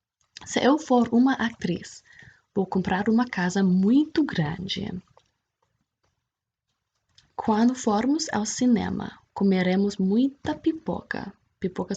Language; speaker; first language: Portuguese; non-native, fluent; English